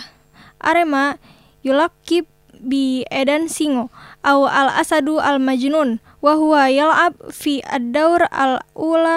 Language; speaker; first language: Arabic; non-native, fluent; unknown